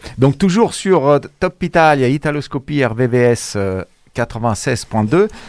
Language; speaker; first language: French; native; French